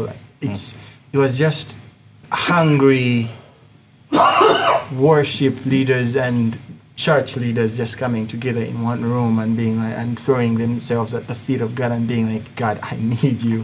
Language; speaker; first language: English; non-native, local second language; Ganda